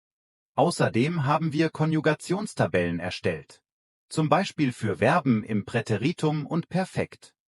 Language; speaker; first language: German; non-native, fluent; Vietnamese